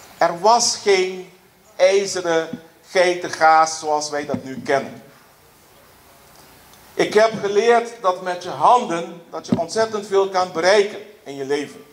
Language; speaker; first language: Dutch; non-native, local second language; Papiamento